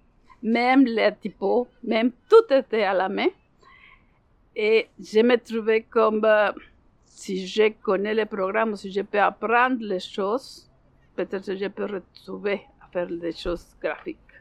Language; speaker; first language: French; non-native, learner; Spanish